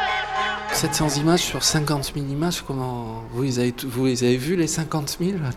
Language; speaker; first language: French; native; French